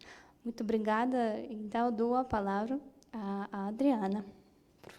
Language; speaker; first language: Portuguese; non-native, fluent; Russian